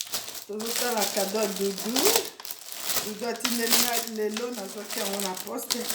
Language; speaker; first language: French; non-native, local second language; Lingala